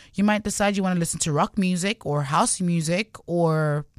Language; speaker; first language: English; non-native, local second language; Southern Sotho